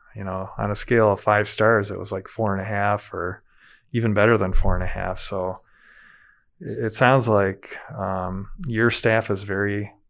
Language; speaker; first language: English; native; English